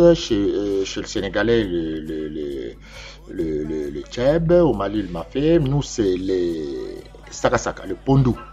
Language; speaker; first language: French; non-native, local second language; Lingala